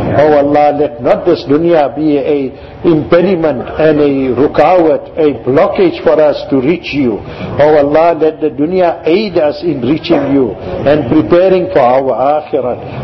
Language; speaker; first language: English; native; English